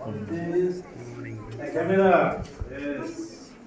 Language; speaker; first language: English; non-native, local second language; Bodo